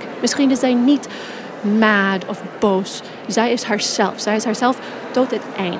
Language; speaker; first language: Dutch; non-native, fluent; English